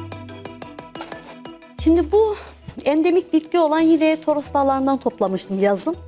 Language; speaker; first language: Turkish; native; Turkish